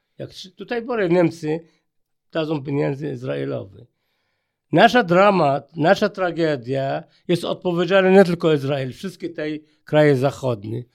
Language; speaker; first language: Polish; non-native, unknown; Arabic